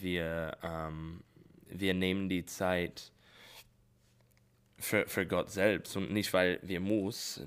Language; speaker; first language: German; non-native, learner; English